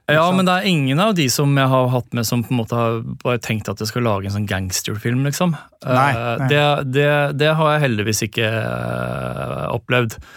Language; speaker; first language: Norwegian; native; Norwegian